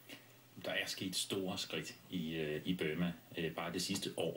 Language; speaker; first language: Danish; native; Danish